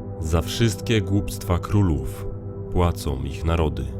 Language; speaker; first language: Polish; native; Polish